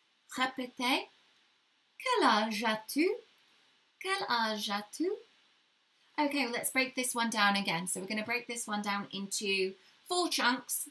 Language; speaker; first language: English; native; English